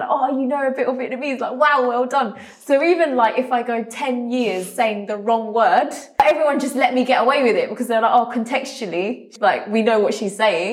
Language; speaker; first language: English; early bilingual, other home language; Vietnamese